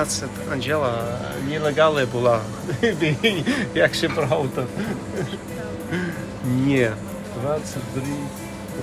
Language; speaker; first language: Ukrainian; non-native, learner; English